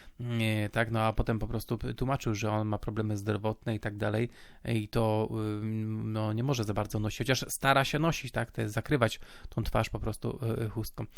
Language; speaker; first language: Polish; native; Polish